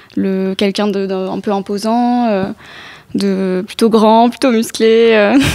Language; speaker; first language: French; native; French